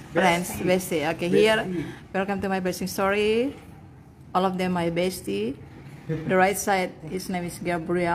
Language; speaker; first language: English; non-native, learner; Indonesian